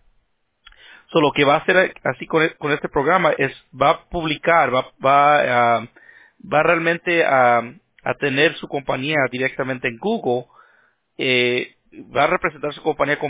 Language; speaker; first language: Spanish; early bilingual, heritage; Spanish